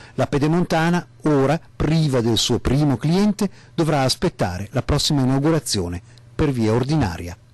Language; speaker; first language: Italian; native; Italian